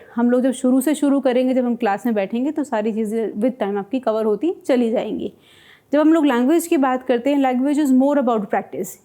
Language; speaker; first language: Hindi; native; Hindi